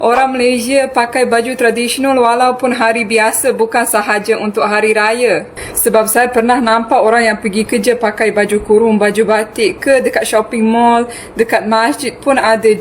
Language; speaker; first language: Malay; non-native, fluent; Bosnian